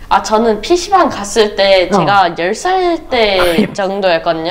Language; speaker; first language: Korean; early bilingual, other home language; English